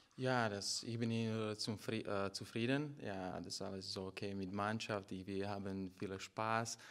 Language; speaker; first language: German; non-native, learner; Slovak